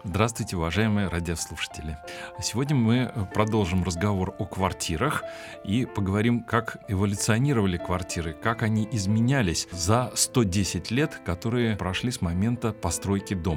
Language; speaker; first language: Russian; native; Russian